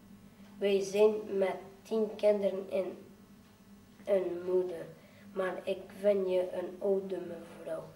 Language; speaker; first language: Dutch; early bilingual, other home language; Albanian